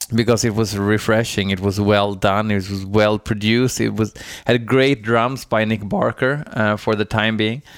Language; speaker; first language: English; non-native, fluent; Swedish